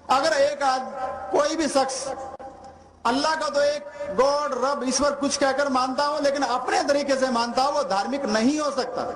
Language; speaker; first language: Urdu; non-native, local second language; Hindi